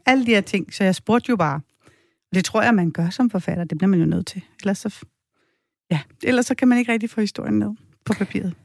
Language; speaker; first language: Danish; native; Danish